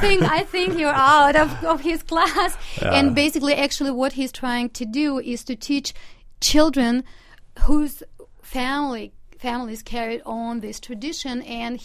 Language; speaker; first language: English; non-native, fluent; Russian